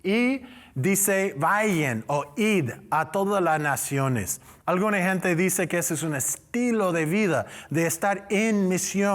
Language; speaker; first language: Spanish; non-native, learner; English